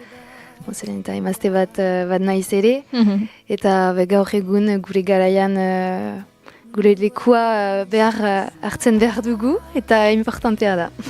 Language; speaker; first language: Basque; non-native, local second language; French